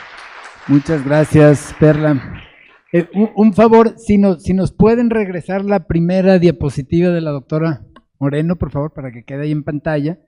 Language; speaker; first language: Spanish; native; Spanish